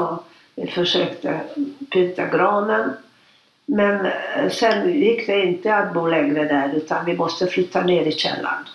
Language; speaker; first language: Swedish; non-native, fluent; Hungarian